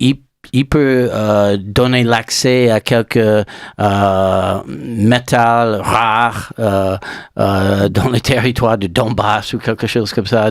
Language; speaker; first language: French; non-native, learner; English